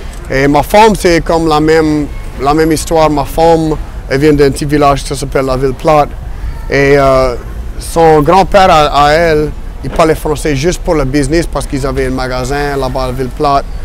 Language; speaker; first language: French; non-native, fluent; English